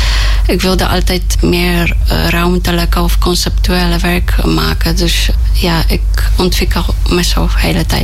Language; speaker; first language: Dutch; non-native, learner; Polish